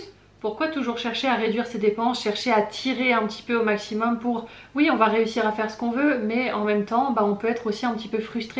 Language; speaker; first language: French; native; French